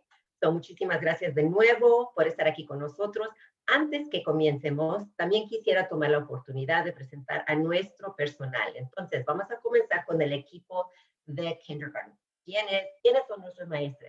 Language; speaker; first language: Spanish; early bilingual, other home language; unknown